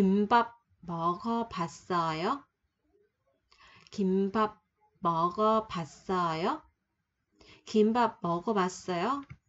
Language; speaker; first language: Korean; non-native, fluent; Vietnamese